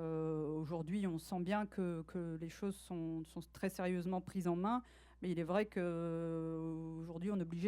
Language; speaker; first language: French; native; French